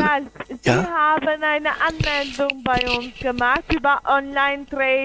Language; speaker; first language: German; non-native, learner; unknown